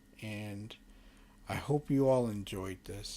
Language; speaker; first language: English; native; English